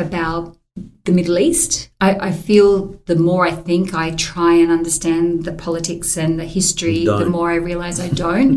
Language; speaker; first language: English; native; English